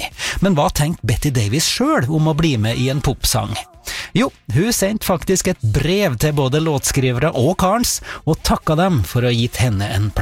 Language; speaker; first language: Norwegian; native; Norwegian